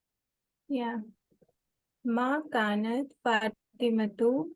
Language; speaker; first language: Arabic; non-native, learner; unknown